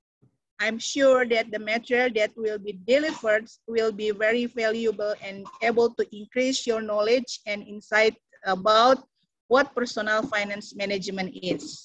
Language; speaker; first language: English; non-native, learner; Indonesian